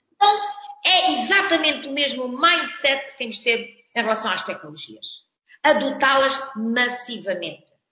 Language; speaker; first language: Portuguese; non-native, local second language; Kabuverdianu